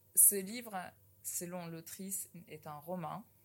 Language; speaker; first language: French; non-native, fluent; Russian